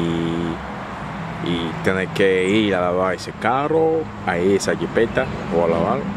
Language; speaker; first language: Spanish; non-native, learner; Haitian Creole